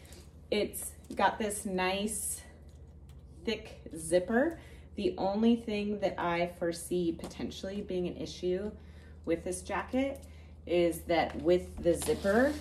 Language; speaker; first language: English; native; English